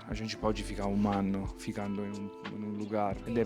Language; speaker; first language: Portuguese; non-native, fluent; Italian